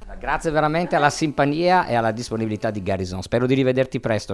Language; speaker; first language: Italian; native; Italian